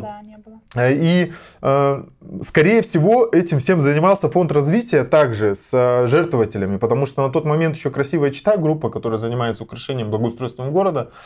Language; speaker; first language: Russian; native; Russian